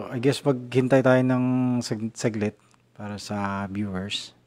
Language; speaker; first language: Filipino; non-native, local second language; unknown